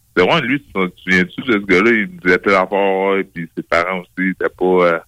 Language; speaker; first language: French; native; French